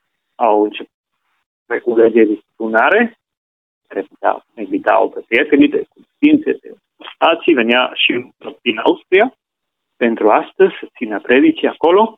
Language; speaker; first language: Romanian; non-native, fluent; Spanish